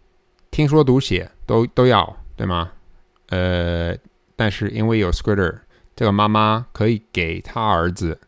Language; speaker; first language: Chinese; non-native, fluent; English